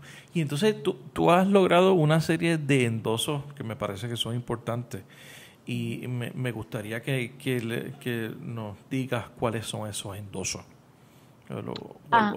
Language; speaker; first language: Spanish; native; Spanish